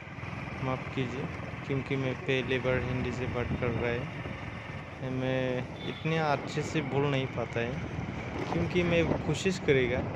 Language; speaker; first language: Hindi; non-native, local second language; Bodo